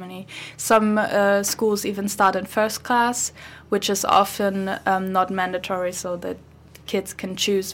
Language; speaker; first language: English; non-native, fluent; German